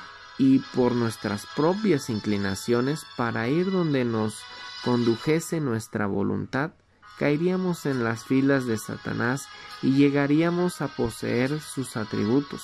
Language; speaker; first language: Spanish; native; Spanish